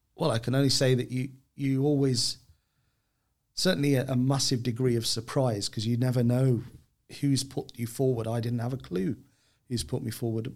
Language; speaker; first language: English; native; English